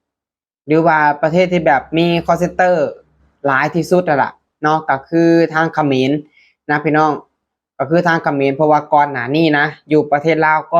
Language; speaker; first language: Thai; non-native, local second language; Lao